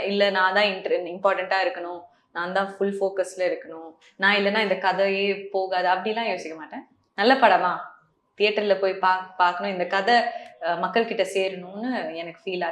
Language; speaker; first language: Tamil; non-native, local second language; Malayalam